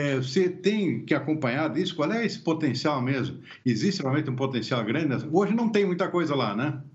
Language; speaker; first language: Portuguese; native; Portuguese